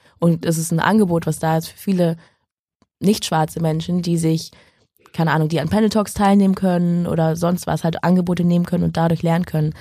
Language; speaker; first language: German; native; German